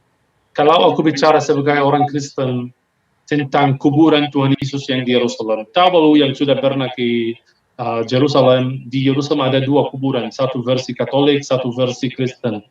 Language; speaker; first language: Indonesian; non-native, fluent; Hebrew